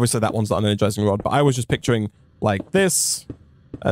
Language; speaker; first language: English; native; English